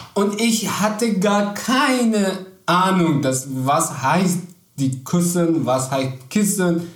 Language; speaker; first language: German; non-native, learner; Persian